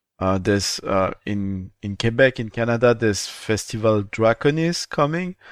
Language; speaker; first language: English; non-native, fluent; French